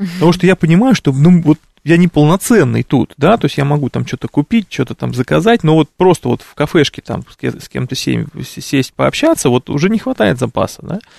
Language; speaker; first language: Russian; native; Russian